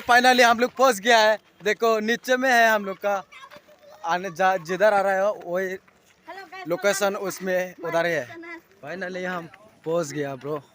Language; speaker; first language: Hindi; non-native, local second language; Chakma